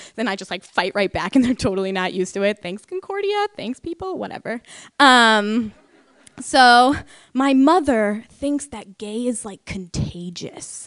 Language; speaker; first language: English; native; English